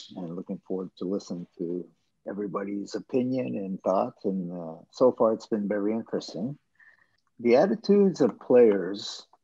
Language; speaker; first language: English; non-native, fluent; Japanese